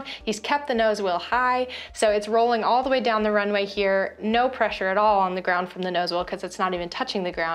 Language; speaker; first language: English; native; English